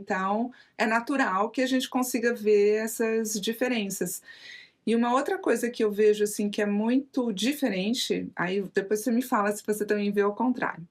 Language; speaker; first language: Portuguese; native; Portuguese